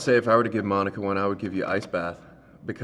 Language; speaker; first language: English; native; English